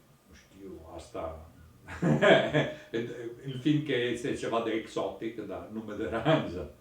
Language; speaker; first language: Romanian; non-native, learner; Italian